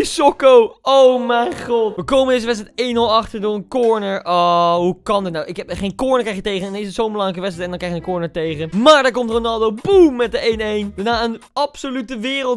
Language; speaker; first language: Dutch; native; Dutch